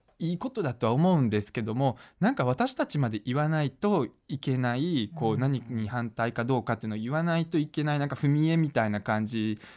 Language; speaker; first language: Japanese; early bilingual, other home language; Russian